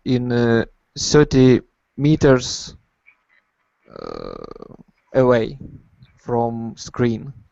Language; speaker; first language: English; non-native, learner; Russian